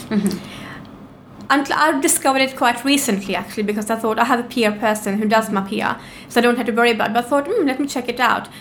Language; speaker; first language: English; non-native, fluent; Norwegian